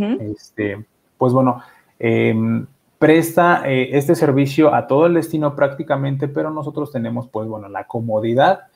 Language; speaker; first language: Spanish; native; Spanish